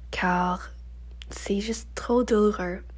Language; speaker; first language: French; non-native, learner; English